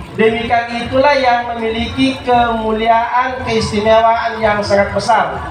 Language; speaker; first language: Indonesian; native; Indonesian